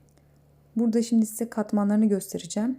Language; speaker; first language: Turkish; native; Turkish